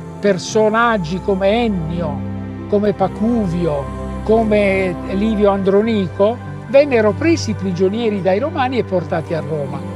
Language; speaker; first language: Italian; native; Italian